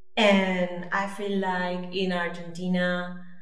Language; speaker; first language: English; non-native, fluent; Spanish